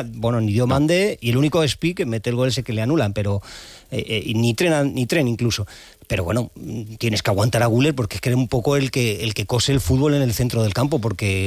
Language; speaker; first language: Spanish; native; Spanish